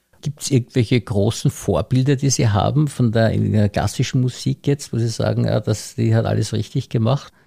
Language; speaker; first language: German; native; German